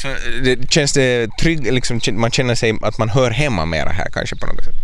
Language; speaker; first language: Swedish; native; Swedish